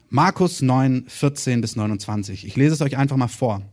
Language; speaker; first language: German; native; German